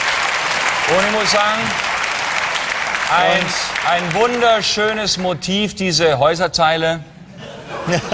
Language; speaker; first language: German; native; German